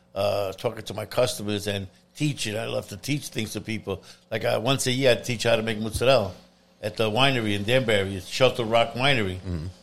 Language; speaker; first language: English; non-native, fluent; Italian